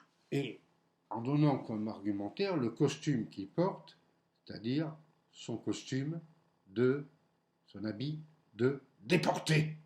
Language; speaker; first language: French; native; French